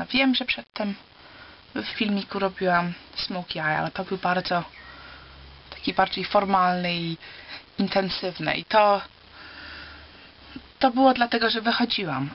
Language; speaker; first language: Polish; early bilingual, heritage; Polish